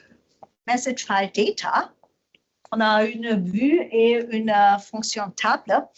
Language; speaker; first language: French; non-native, learner; German